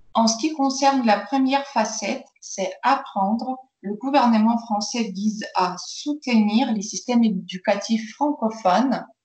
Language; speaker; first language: French; non-native, fluent; Ukrainian